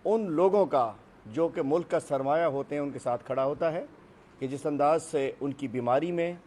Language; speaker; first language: Urdu; native; Urdu